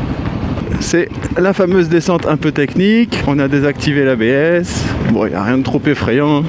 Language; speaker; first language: French; native; French